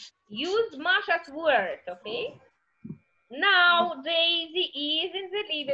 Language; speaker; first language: English; non-native, fluent; Russian